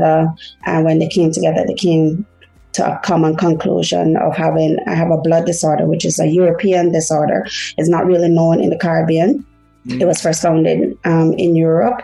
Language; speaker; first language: English; early bilingual, other home language; Haitian Creole